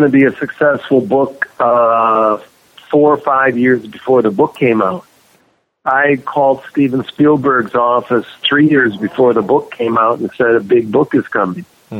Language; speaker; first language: English; native; English